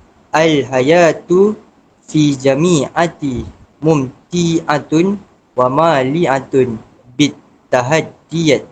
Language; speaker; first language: Arabic; non-native, learner; Malay